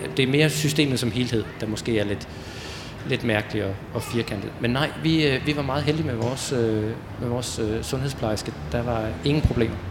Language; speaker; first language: Danish; native; Danish